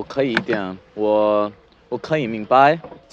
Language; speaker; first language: Chinese; non-native, learner; English